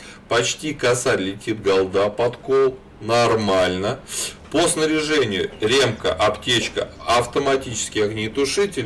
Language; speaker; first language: Russian; native; Russian